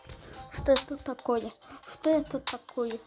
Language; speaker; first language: Russian; non-native, learner; Azerbaijani